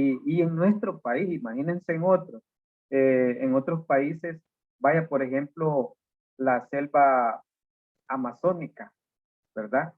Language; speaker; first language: Spanish; native; Spanish